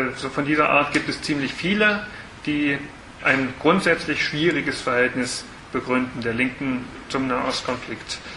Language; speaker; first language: German; native; German